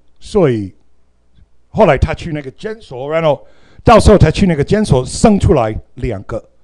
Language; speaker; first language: Chinese; non-native, fluent; English